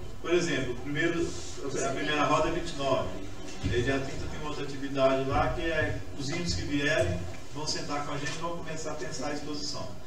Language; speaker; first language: Portuguese; native; Portuguese